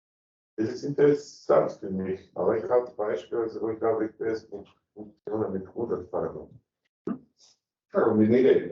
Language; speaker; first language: German; non-native, learner; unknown